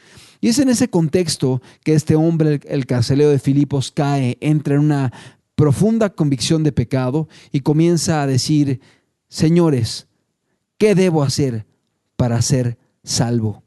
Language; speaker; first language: Spanish; native; Spanish